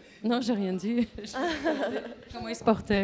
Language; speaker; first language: French; native; French